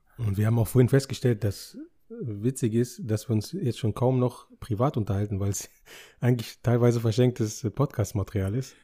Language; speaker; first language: German; native; German